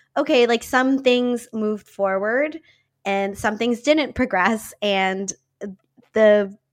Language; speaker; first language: English; native; English